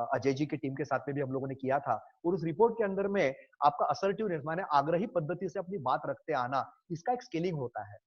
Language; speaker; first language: Hindi; non-native, local second language; Marathi